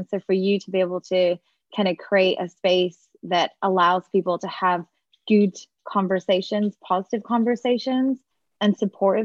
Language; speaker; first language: English; native; English